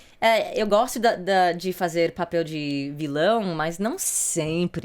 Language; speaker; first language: Portuguese; early bilingual, heritage; English